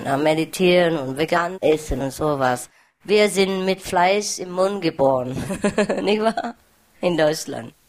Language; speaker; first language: German; non-native, learner; Vietnamese